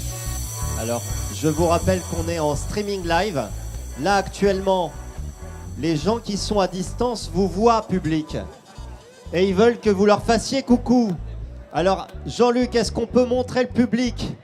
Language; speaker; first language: French; native; French